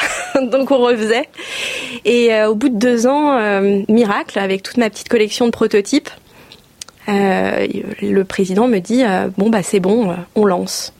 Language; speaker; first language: French; native; French